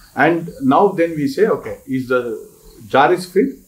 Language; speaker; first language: English; non-native, local second language; Kannada